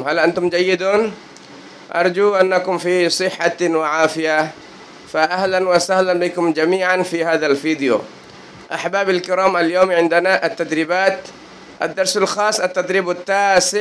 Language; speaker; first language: Arabic; non-native, fluent; Bangla